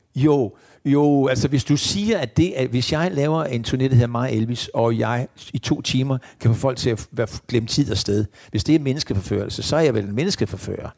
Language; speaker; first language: Danish; native; Danish